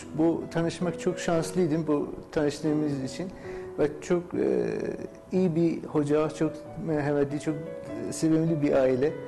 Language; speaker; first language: Turkish; non-native, fluent; Persian